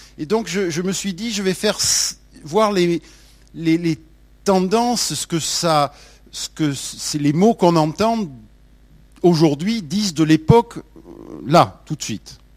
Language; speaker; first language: French; native; French